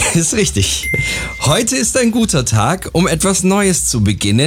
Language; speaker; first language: German; native; German